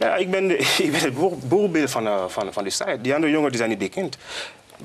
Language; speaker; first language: Dutch; non-native, fluent; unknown